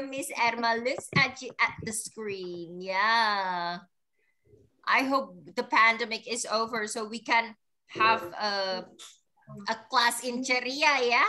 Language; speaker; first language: English; non-native, fluent; Indonesian